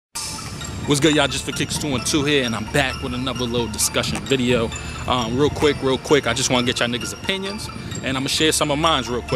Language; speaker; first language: English; native; English